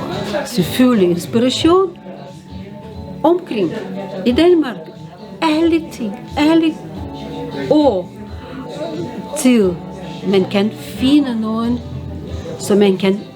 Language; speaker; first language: Danish; non-native, learner; Russian